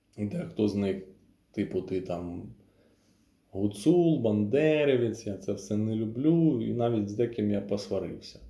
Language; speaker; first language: Ukrainian; non-native, local second language; Russian